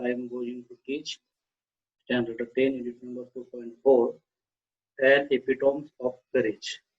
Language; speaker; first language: English; non-native, local second language; Marathi